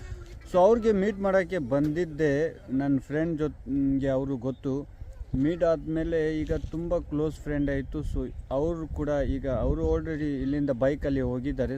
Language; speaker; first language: Kannada; non-native, fluent; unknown